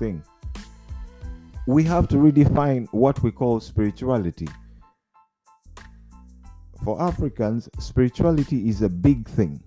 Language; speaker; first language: English; non-native, local second language; Ganda